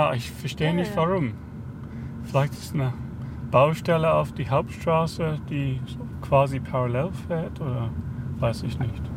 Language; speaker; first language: German; non-native, fluent; English